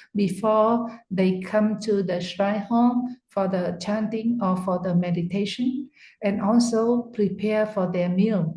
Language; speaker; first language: English; non-native, fluent; Vietnamese